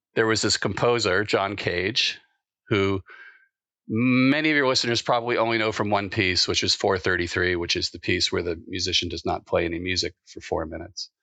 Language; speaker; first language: English; native; English